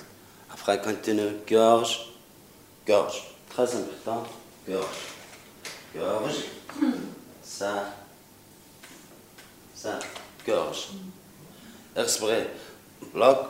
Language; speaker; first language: French; non-native, learner; Mongolian